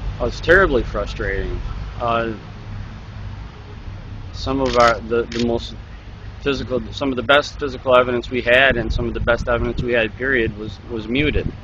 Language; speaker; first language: English; native; English